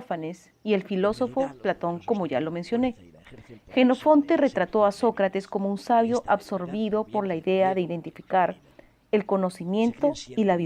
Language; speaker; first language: Spanish; native; Spanish